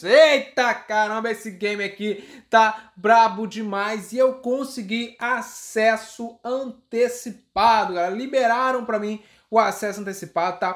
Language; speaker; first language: Portuguese; native; Portuguese